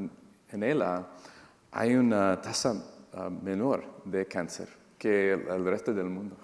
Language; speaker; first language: Spanish; non-native, fluent; English